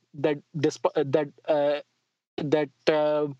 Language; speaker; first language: English; non-native, local second language; Hindi